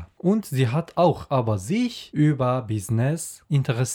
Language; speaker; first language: German; non-native, learner; Persian